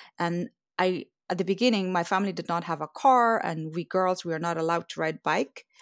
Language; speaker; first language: English; non-native, fluent; Persian